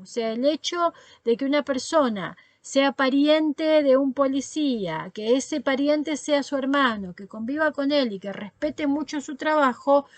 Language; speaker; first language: Spanish; native; Spanish